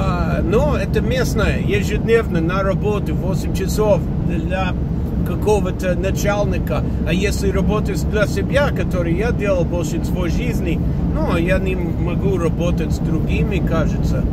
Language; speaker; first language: Russian; non-native, fluent; English